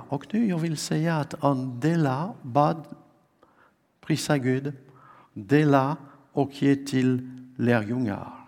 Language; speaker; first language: Swedish; non-native, fluent; French